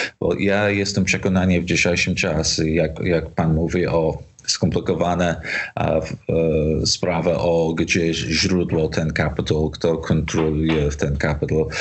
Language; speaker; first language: Polish; non-native, learner; English